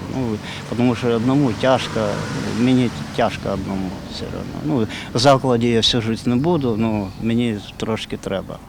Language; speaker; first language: Ukrainian; non-native, local second language; Russian